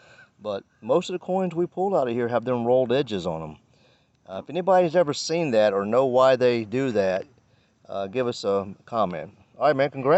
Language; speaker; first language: English; native; English